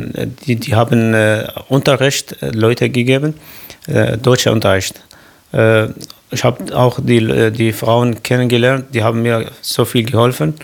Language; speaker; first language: German; non-native, learner; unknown